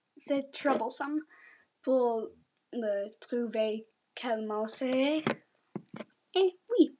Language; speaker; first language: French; non-native, learner; English